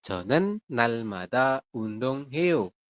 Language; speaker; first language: Korean; non-native, fluent; Indonesian